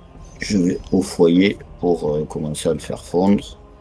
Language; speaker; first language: French; native; French